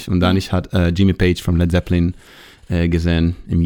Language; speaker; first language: German; non-native, learner; Hebrew